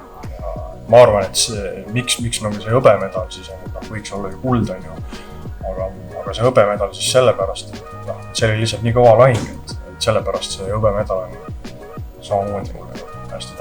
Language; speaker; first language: Estonian; native; Estonian